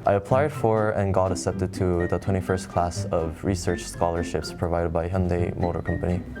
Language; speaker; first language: English; non-native, fluent; Korean